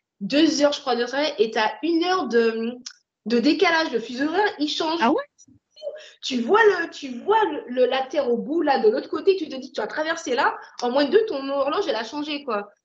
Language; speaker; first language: French; native; French